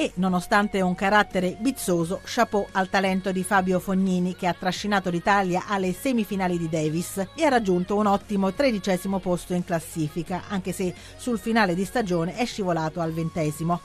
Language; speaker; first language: Italian; native; Italian